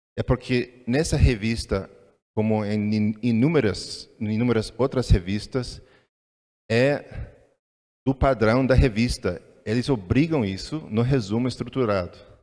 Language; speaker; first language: Portuguese; non-native, fluent; English